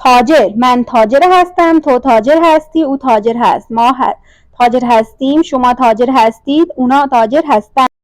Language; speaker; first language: Persian; non-native, fluent; Urdu